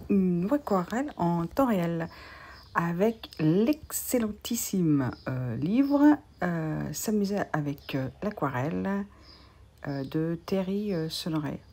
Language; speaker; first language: French; native; French